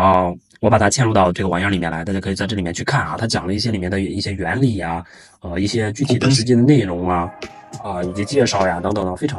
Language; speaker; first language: Chinese; native; Chinese